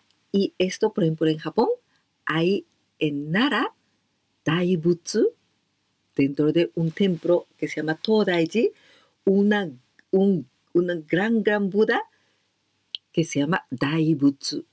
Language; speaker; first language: Spanish; non-native, learner; Japanese